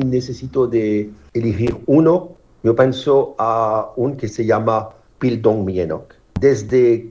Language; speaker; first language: Spanish; non-native, fluent; French